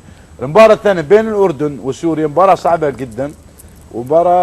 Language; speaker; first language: Arabic; native; Arabic